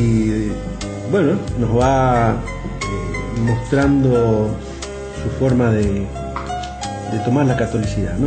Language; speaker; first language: Spanish; native; Spanish